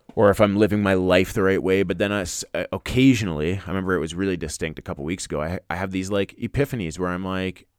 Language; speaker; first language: English; native; English